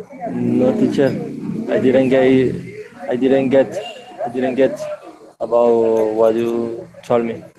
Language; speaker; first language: English; non-native, learner; Spanish